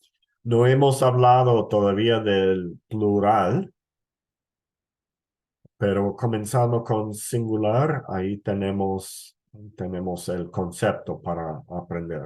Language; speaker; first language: Spanish; non-native, fluent; English